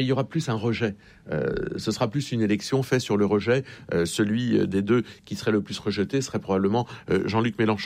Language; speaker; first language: French; native; French